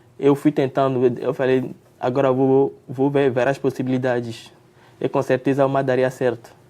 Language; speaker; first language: Portuguese; non-native, fluent; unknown